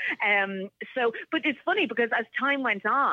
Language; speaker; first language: English; native; English